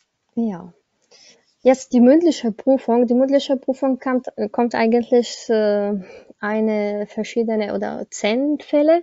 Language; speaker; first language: German; non-native, learner; Arabic